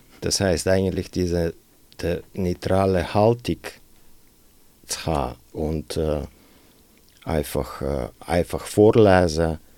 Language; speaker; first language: German; non-native, fluent; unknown